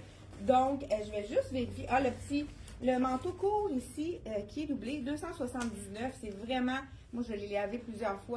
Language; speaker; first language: French; native; French